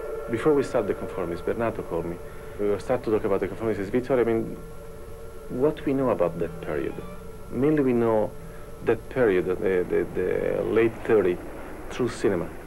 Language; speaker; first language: English; non-native, fluent; Italian